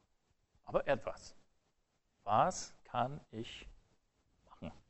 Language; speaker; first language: German; non-native, fluent; English